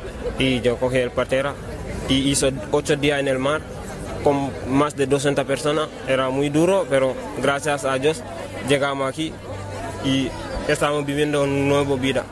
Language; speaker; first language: Spanish; non-native, learner; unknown